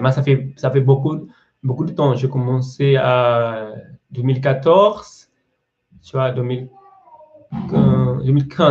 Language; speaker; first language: French; non-native, learner; Portuguese